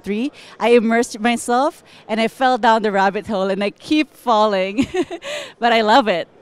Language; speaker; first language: English; non-native, local second language; Filipino